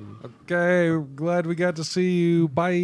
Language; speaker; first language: English; native; English